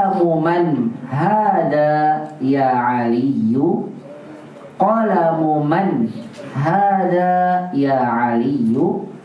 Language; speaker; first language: Arabic; non-native, fluent; Indonesian